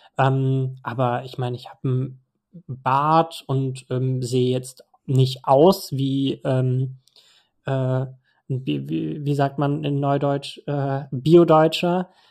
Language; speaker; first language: German; early bilingual, other home language; Turkish